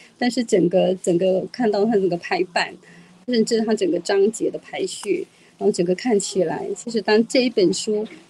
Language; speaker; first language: Chinese; non-native, local second language; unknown